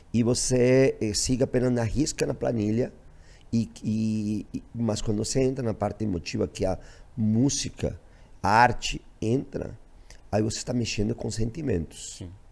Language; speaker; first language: Portuguese; non-native, fluent; Spanish